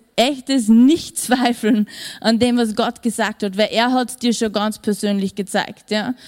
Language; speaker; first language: German; native; German